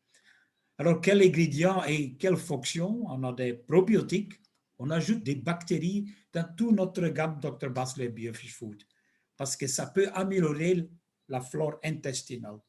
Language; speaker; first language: French; non-native, local second language; Dutch